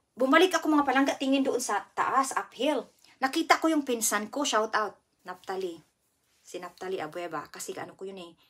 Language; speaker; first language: Filipino; non-native, local second language; Cebuano